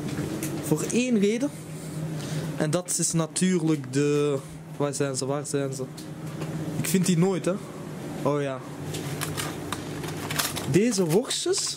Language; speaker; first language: Dutch; native; Dutch